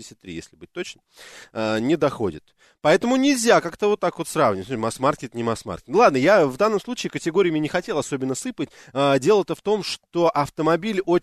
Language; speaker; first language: Russian; native; Russian